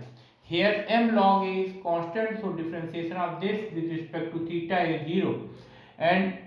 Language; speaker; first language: English; non-native, local second language; Hindi